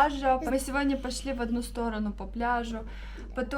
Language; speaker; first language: Russian; native; Russian